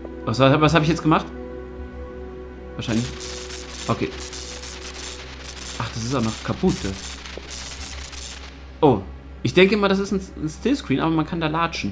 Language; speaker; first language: German; native; German